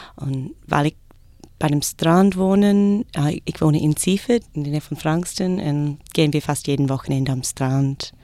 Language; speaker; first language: German; non-native, learner; English